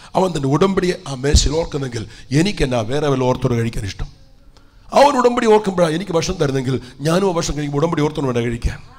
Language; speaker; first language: Malayalam; early bilingual, heritage; Malayalam